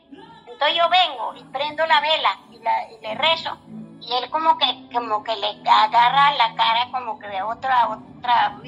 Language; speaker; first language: Spanish; native; Spanish